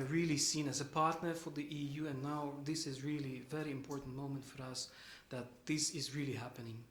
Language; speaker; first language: English; non-native, fluent; Ukrainian